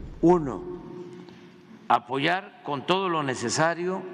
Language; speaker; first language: Spanish; native; Spanish